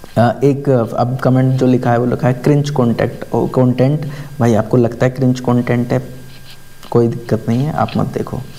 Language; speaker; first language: Hindi; native; Hindi